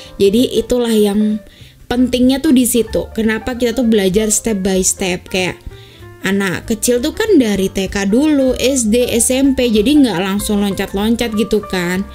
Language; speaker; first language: Indonesian; native; Indonesian